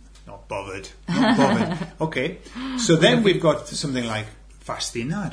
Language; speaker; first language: English; native; English